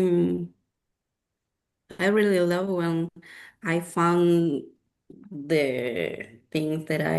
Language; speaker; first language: English; non-native, learner; Spanish